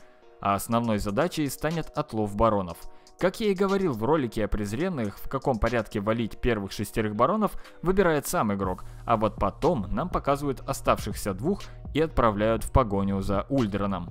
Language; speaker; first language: Russian; native; Russian